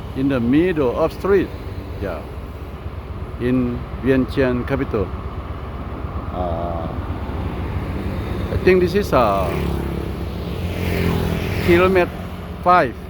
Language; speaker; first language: English; non-native, learner; Lao